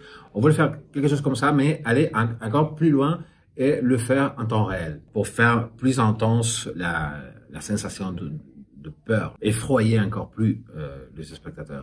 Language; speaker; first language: French; non-native, fluent; Spanish